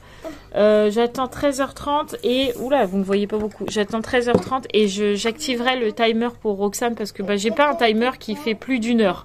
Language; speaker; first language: French; native; French